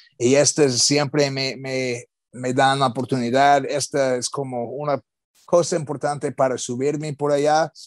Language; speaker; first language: Spanish; non-native, learner; English